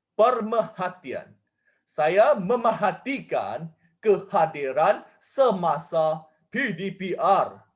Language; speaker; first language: Malay; non-native, local second language; Chinese